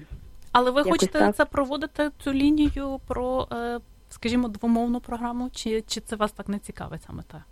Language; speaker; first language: Ukrainian; native; Ukrainian